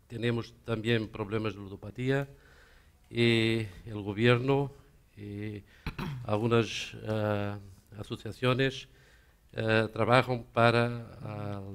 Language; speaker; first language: Spanish; non-native, learner; Portuguese